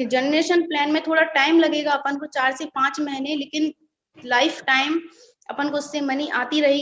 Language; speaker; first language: Hindi; native; Hindi